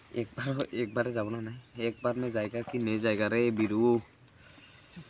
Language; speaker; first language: Hindi; non-native, local second language; Assamese